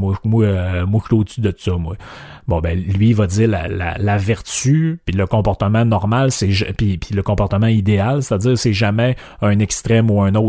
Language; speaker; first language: French; native; French